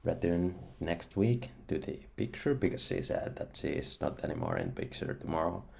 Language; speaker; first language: English; non-native, fluent; Finnish